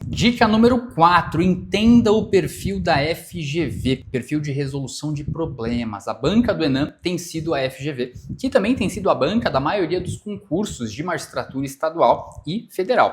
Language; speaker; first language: Portuguese; native; Portuguese